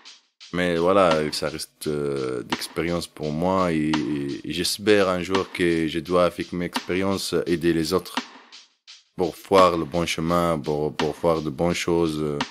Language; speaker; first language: French; non-native, learner; Arabic